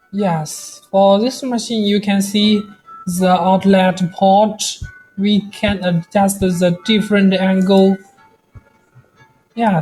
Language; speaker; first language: English; non-native, learner; Chinese